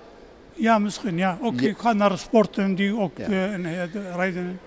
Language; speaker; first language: Dutch; non-native, learner; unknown